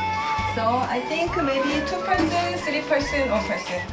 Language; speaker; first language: English; non-native, learner; Korean